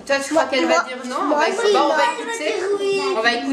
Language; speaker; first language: French; native; French